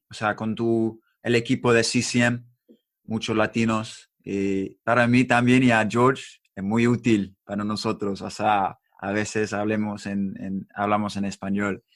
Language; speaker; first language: Spanish; non-native, learner; English